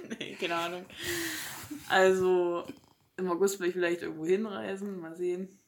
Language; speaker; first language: German; native; German